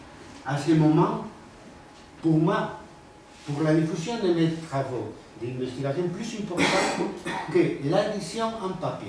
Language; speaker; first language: French; non-native, fluent; Spanish